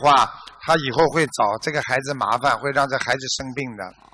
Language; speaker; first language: Chinese; native; Chinese